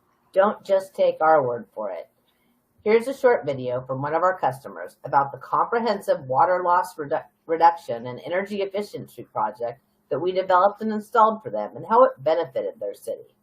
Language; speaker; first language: English; native; English